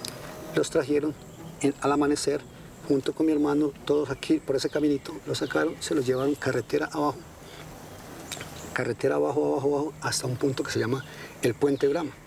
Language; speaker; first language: Spanish; native; Spanish